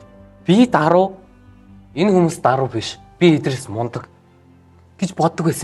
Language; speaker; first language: Mongolian; early bilingual, heritage; Mongolian